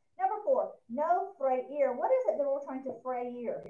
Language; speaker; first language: English; native; English